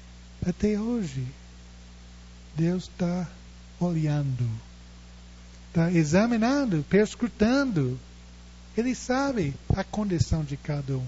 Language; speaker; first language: Portuguese; non-native, fluent; English